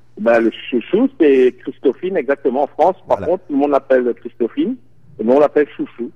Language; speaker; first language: French; non-native, local second language; Morisyen